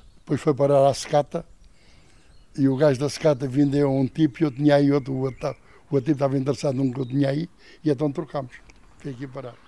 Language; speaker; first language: Portuguese; native; Portuguese